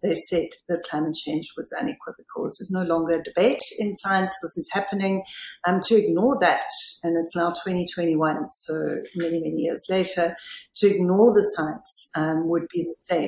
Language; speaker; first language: English; native; English